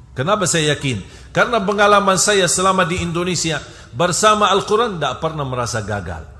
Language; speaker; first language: Malay; non-native, fluent; Arabic